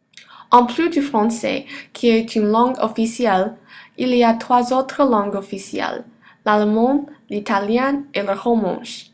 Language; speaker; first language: French; non-native, learner; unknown